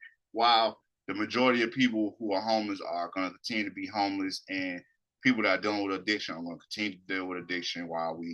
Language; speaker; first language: English; native; English